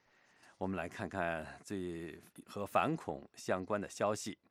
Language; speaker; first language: Chinese; native; Chinese